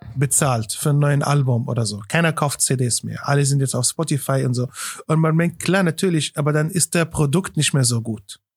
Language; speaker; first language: German; non-native, fluent; Arabic